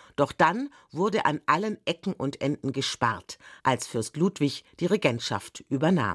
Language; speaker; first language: German; native; German